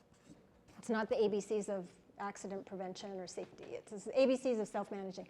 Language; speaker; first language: English; native; English